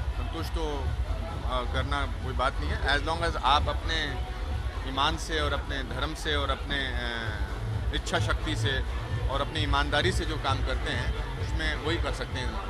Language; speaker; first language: Hindi; native; Hindi